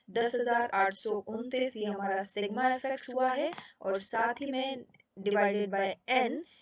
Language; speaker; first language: Hindi; native; Hindi